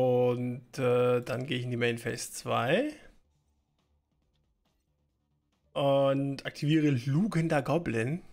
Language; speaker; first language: German; native; German